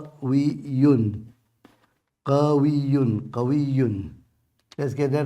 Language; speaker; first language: Arabic; non-native, fluent; English